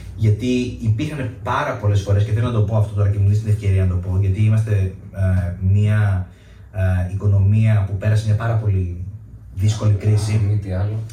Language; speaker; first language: Greek; native; Greek